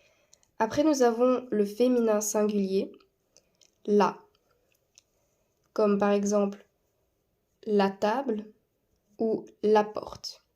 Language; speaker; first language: French; non-native, fluent; Spanish